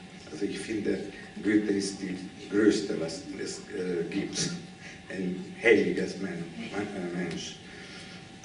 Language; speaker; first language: German; non-native, learner; Hungarian